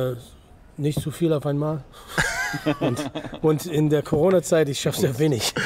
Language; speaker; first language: German; non-native, fluent; English